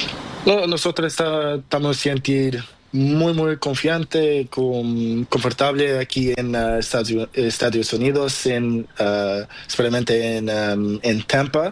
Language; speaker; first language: Spanish; non-native, learner; Portuguese